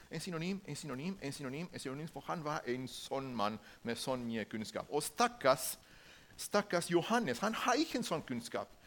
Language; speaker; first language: Norwegian; non-native, learner; Spanish